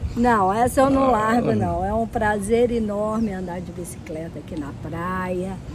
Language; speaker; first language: Portuguese; native; Portuguese